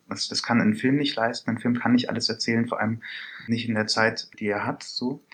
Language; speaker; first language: German; early bilingual, other home language; Persian